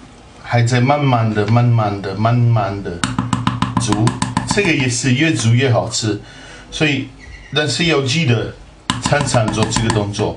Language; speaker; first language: Chinese; non-native, fluent; Italian